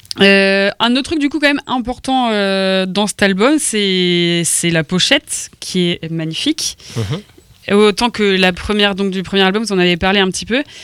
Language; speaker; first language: French; native; French